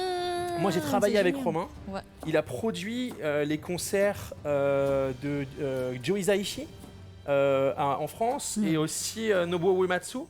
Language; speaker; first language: French; native; French